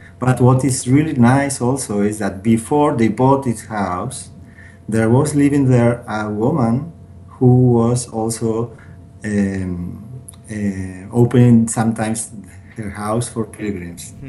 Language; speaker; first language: English; non-native, learner; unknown